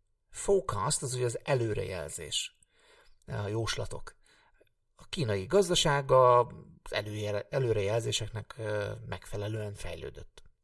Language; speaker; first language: Hungarian; native; Hungarian